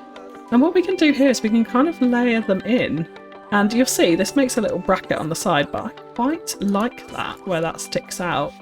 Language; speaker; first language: English; native; English